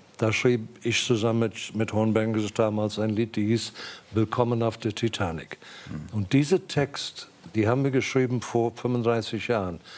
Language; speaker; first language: German; non-native, fluent; English